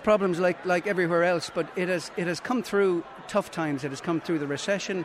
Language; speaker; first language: English; native; English